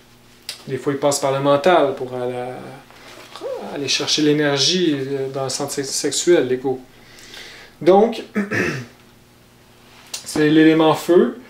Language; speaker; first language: French; native; French